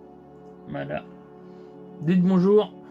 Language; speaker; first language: French; native; French